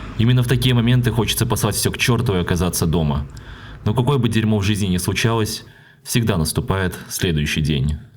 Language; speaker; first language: Russian; native; Russian